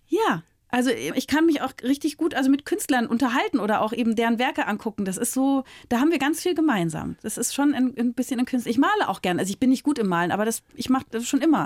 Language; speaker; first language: German; native; German